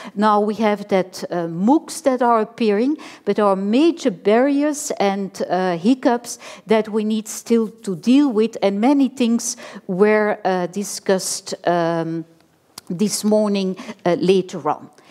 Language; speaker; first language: English; non-native, fluent; Dutch